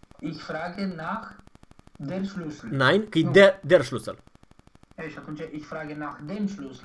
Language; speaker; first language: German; non-native, learner; Romanian